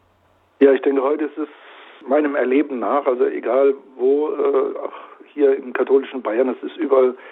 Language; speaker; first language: German; native; German